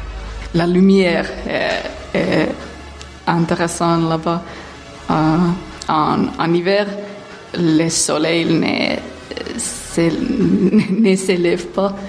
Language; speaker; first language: French; non-native, fluent; Finnish